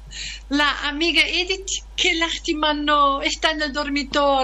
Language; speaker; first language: Spanish; non-native, learner; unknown